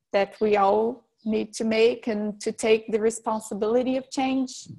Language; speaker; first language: English; non-native, fluent; Portuguese